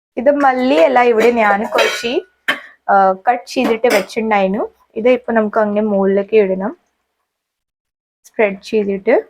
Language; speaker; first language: Malayalam; non-native, local second language; Hindi